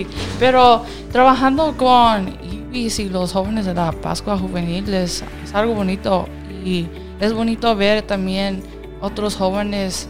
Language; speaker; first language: Spanish; early bilingual, heritage; Spanish